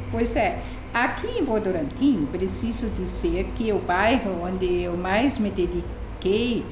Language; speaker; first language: Portuguese; non-native, fluent; German